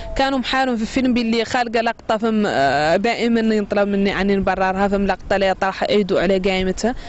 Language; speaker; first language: Arabic; native; Arabic